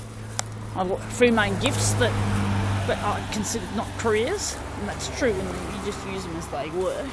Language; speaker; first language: English; native; English